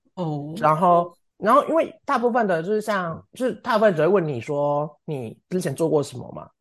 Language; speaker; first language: Chinese; native; Chinese